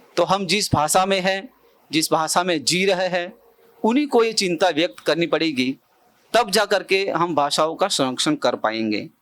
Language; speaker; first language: Hindi; non-native, local second language; Bhili